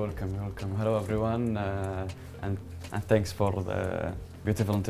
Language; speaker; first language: English; non-native, learner; Arabic